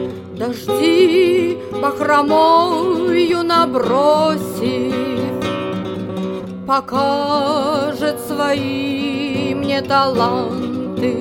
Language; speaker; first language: Russian; native; Russian